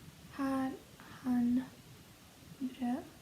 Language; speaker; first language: Swedish; non-native, learner; Russian